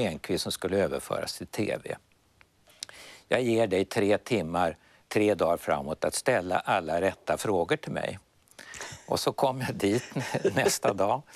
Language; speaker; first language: Swedish; native; Swedish